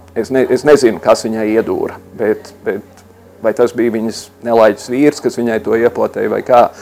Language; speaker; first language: Latvian; early bilingual, heritage; Latvian